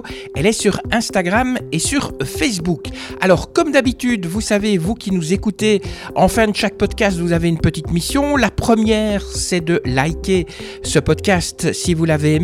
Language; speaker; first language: French; native; French